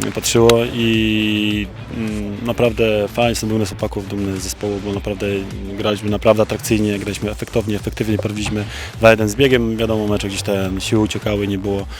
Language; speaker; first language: Polish; native; Polish